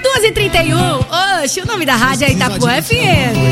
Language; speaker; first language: Portuguese; native; Portuguese